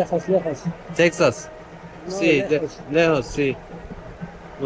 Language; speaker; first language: Spanish; non-native, learner; Turkish